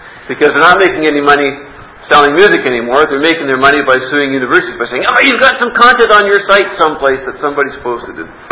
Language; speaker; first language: English; native; English